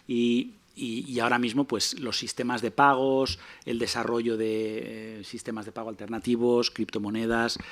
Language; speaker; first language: Spanish; native; Spanish